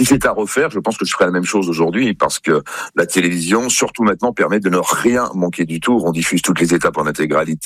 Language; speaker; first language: French; native; French